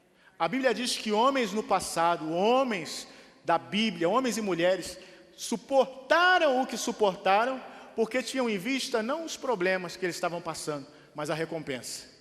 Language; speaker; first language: Portuguese; native; Portuguese